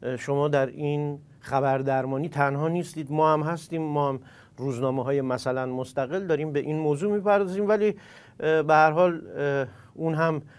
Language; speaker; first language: Persian; non-native, local second language; Central Kurdish